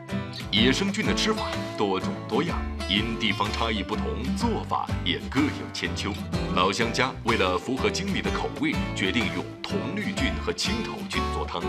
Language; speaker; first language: Chinese; native; Chinese